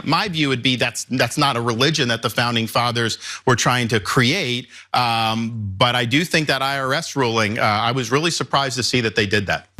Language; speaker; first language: English; native; English